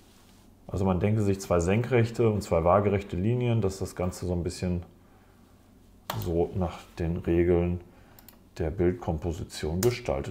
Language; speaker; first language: German; native; German